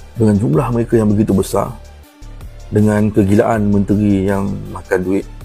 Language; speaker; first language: Malay; native; Malay